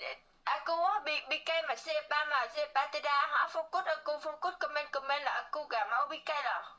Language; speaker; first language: Indonesian; non-native, learner; Vietnamese